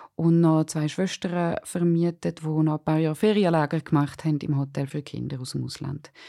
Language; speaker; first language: German; native; German